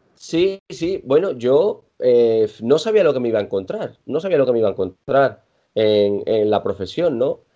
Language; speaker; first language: Spanish; native; Spanish